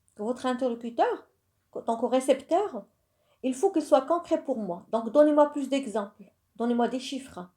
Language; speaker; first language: French; non-native, local second language; Arabic